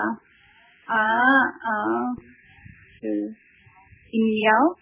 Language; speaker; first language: Chinese; non-native, learner; Korean